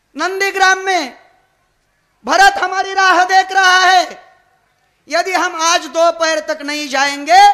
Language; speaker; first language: Hindi; non-native, local second language; Marathi